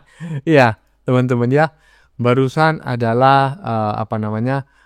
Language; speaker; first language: Indonesian; native; Indonesian